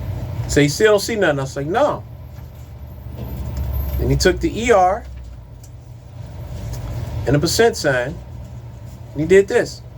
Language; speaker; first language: English; native; English